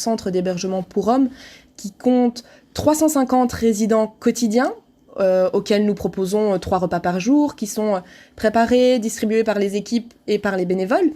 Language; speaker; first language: French; native; French